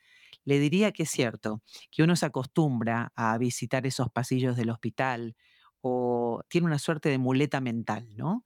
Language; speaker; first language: Spanish; native; Spanish